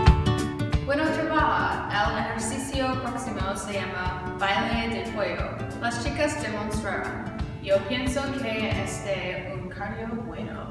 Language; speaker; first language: Spanish; non-native, learner; English